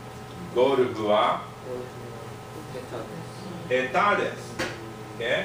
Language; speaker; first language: Japanese; non-native, fluent; English